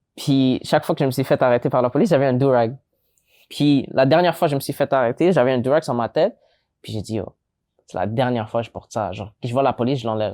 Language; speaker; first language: French; early bilingual, other home language; English